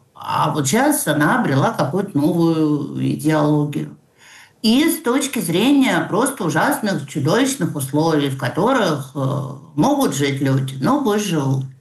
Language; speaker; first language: Russian; native; Russian